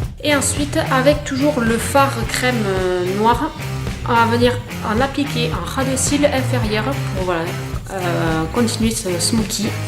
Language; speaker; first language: French; native; French